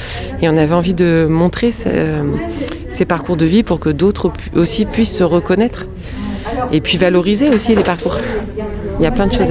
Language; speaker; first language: French; native; French